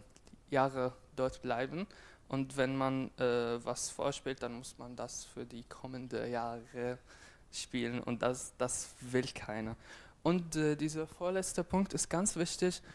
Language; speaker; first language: German; non-native, fluent; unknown